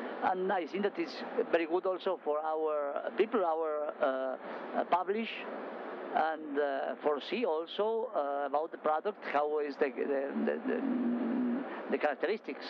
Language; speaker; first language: English; non-native, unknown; Italian